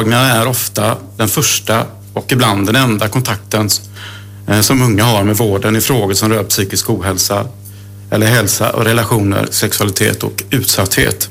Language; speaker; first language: Swedish; native; Swedish